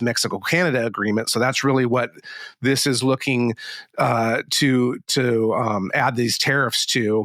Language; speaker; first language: English; native; English